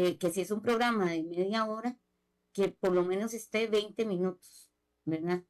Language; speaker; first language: Spanish; native; Spanish